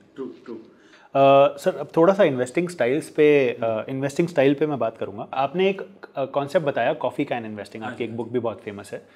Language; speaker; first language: Hindi; native; Hindi